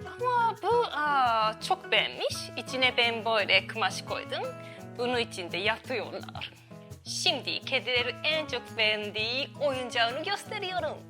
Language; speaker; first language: Turkish; non-native, learner; Japanese